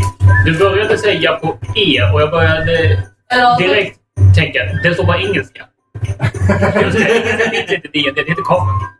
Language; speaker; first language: Swedish; native; Swedish